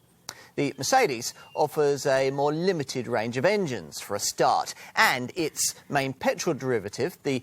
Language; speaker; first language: English; native; English